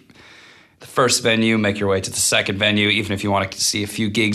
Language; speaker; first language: English; native; English